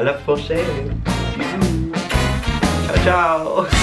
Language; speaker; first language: French; non-native, learner; English